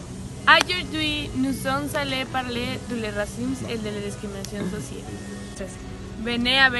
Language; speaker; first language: French; non-native, learner; Spanish